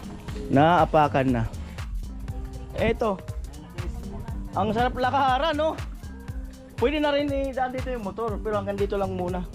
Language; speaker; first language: Filipino; native; Filipino